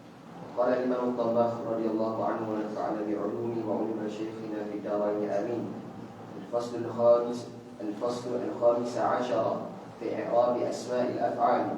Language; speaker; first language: Arabic; non-native, learner; Malay